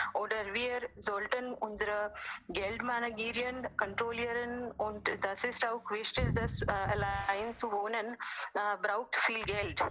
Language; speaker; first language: German; non-native, learner; Hindi